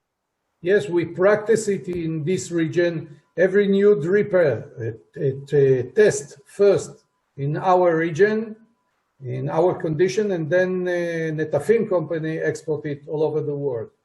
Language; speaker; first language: English; non-native, fluent; Hebrew